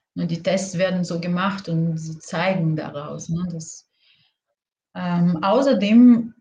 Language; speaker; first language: German; non-native, fluent; Portuguese